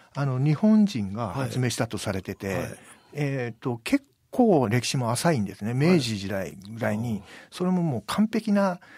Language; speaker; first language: Japanese; native; Japanese